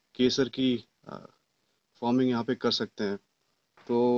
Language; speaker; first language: Hindi; native; Hindi